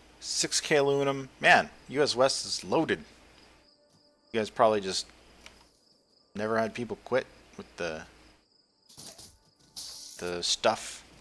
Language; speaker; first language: English; native; English